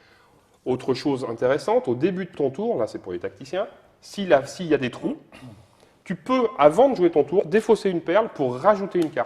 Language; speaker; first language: French; native; French